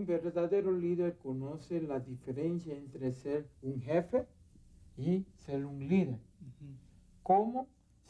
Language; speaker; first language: Spanish; non-native, learner; Korean